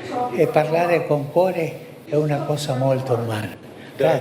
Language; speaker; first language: Italian; non-native, fluent; Spanish